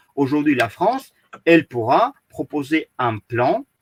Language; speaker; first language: French; early bilingual, other home language; Azerbaijani